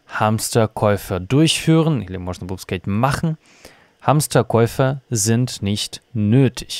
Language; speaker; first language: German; non-native, fluent; Russian